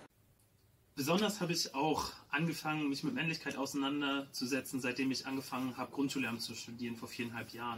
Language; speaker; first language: German; native; German